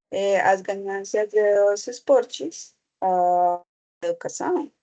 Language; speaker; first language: Portuguese; non-native, learner; Spanish